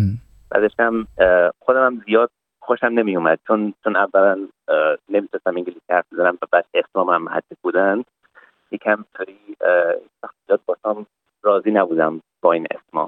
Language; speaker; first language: Persian; early bilingual, heritage; Persian